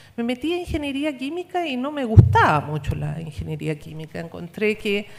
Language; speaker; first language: Spanish; native; Spanish